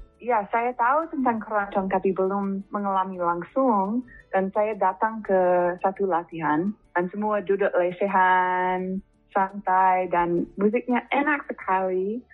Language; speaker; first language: Indonesian; non-native, fluent; English